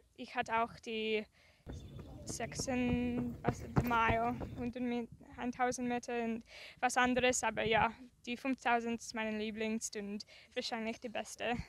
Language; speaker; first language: German; non-native, learner; English